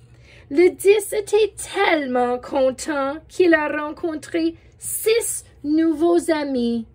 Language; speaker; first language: French; non-native, fluent; English